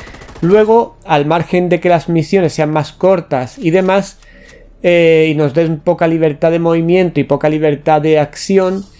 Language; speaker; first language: Spanish; native; Spanish